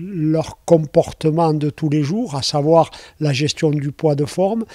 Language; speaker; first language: French; native; French